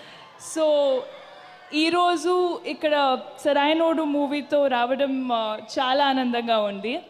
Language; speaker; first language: Telugu; non-native, fluent; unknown